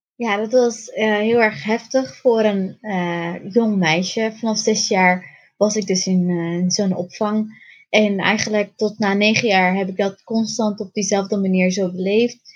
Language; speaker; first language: Dutch; early bilingual, other home language; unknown